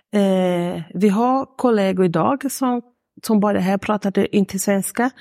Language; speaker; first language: Swedish; non-native, fluent; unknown